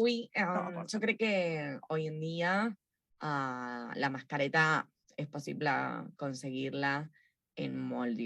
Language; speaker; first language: Catalan; non-native, local second language; Spanish